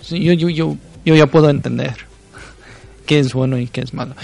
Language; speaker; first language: Spanish; early bilingual, heritage; Spanish